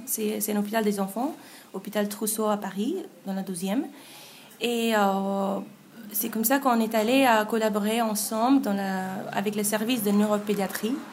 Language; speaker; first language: French; non-native, fluent; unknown